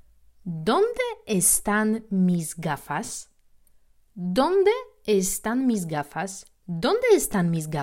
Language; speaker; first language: Spanish; non-native, fluent; Polish